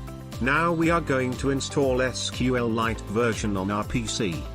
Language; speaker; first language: English; non-native, fluent; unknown